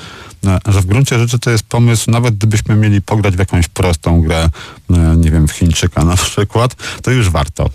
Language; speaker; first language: Polish; native; Polish